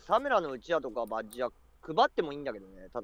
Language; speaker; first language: Japanese; native; Japanese